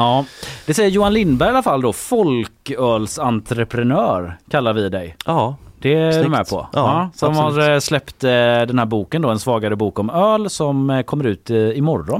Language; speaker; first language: Swedish; native; Swedish